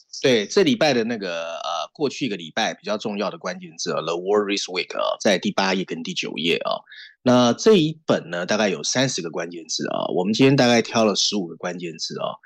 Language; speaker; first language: Chinese; native; Chinese